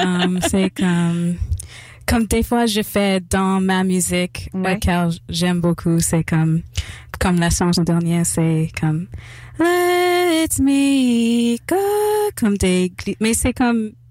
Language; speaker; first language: French; non-native, local second language; English